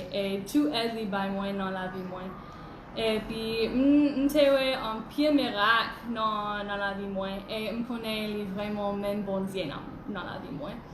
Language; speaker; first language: Haitian Creole; non-native, learner; English